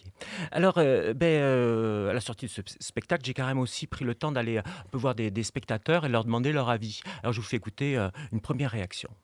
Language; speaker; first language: French; native; French